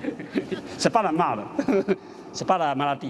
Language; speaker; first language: French; non-native, learner; Chinese